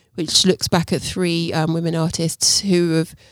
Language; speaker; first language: English; native; English